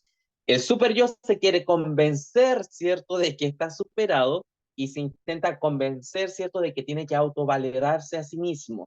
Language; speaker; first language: Spanish; native; Spanish